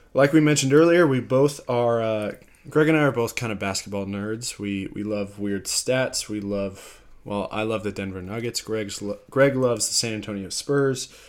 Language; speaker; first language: English; native; English